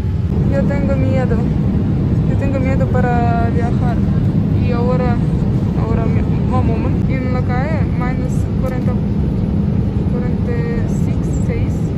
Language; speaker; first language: Spanish; non-native, learner; Russian